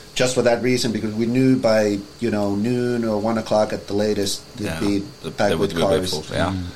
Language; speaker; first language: English; non-native, fluent; Finnish